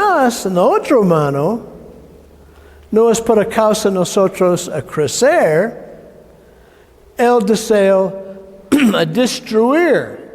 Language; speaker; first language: Spanish; non-native, learner; English